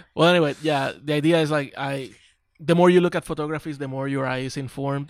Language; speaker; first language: English; non-native, local second language; Spanish